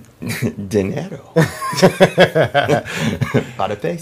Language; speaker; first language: Spanish; non-native, learner; English